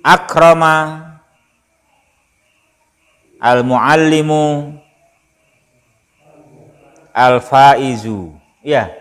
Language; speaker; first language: Arabic; non-native, fluent; Indonesian